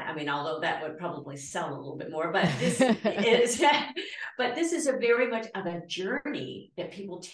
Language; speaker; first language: English; native; English